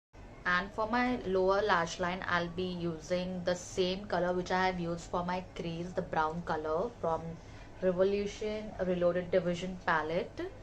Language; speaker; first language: English; non-native, local second language; Hindi